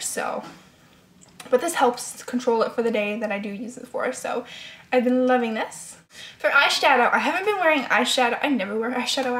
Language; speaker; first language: English; native; English